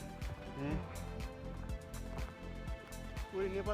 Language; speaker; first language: Korean; non-native, learner; Nepali